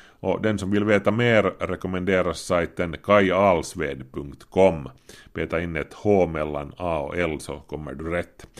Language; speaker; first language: Swedish; native; Swedish